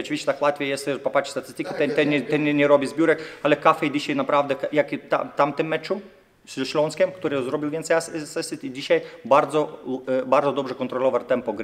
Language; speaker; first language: Polish; non-native, fluent; Lithuanian